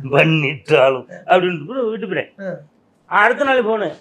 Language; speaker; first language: Tamil; native; Tamil